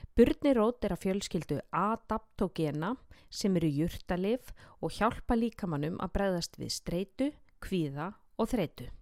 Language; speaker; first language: Icelandic; native; Icelandic